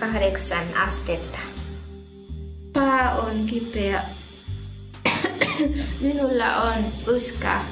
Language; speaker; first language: Finnish; non-native, learner; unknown